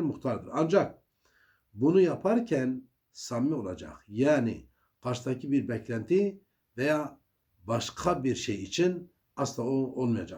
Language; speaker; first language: Turkish; native; Turkish